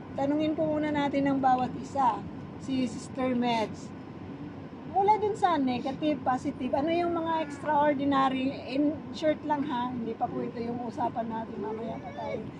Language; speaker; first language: Filipino; native; Filipino